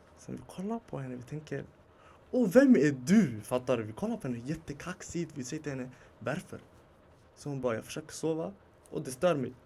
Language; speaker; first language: Swedish; early bilingual, other home language; Somali